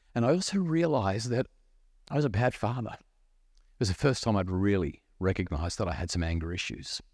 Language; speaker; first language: English; native; English